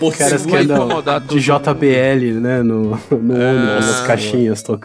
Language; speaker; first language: Portuguese; native; Portuguese